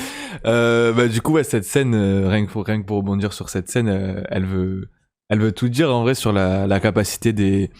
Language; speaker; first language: French; native; French